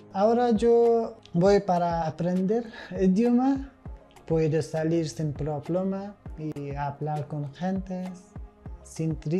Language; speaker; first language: Spanish; non-native, learner; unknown